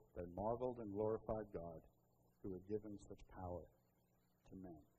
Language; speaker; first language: English; native; English